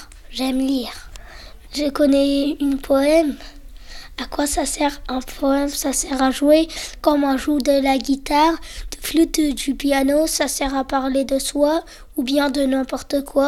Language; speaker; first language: French; non-native, learner; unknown